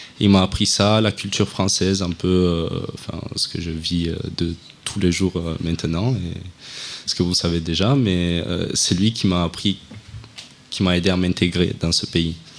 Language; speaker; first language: French; non-native, fluent; Romanian